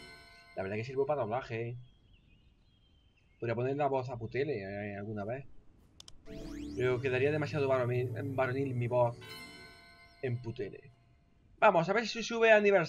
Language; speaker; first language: Spanish; native; Spanish